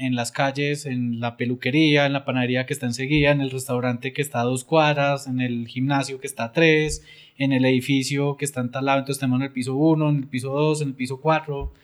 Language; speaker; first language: Spanish; native; Spanish